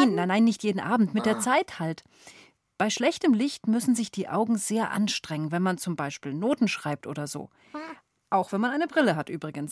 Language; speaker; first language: German; native; German